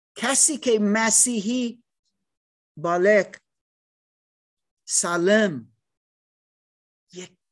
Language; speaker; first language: Persian; non-native, learner; English